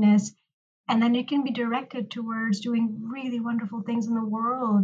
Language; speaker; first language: English; non-native, local second language; Urdu